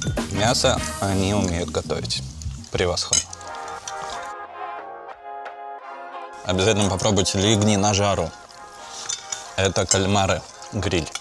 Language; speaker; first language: Russian; native; Russian